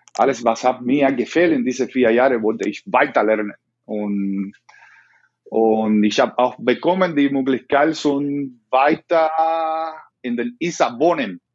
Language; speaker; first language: German; non-native, learner; Spanish